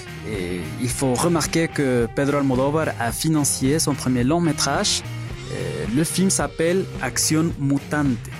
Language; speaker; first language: French; non-native, fluent; Spanish